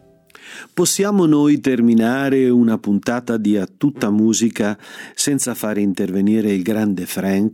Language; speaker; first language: Italian; native; Italian